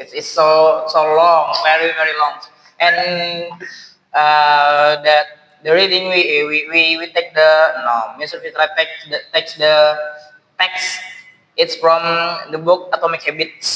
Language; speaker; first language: English; non-native, learner; Indonesian